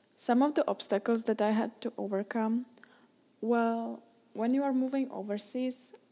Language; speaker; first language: English; non-native, fluent; Czech